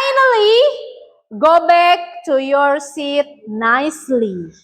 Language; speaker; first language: English; non-native, learner; Indonesian